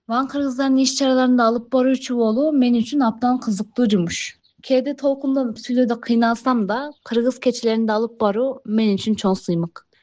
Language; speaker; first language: Kyrgyz; early bilingual, heritage; Kyrgyz